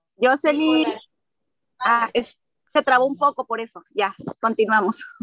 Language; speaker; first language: Spanish; native; Spanish